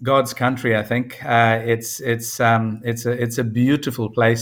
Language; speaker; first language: English; non-native, local second language; Tamil